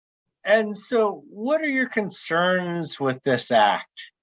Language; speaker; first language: English; native; English